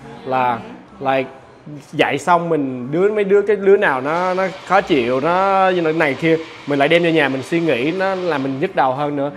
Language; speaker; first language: Vietnamese; early bilingual, heritage; Vietnamese